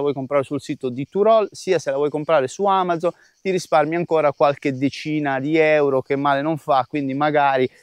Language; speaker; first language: Italian; native; Italian